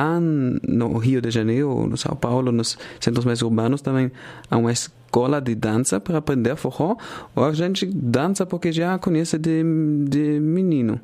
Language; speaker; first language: Portuguese; non-native, fluent; German